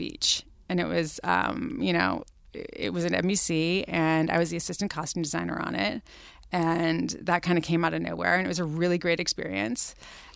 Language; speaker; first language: English; native; English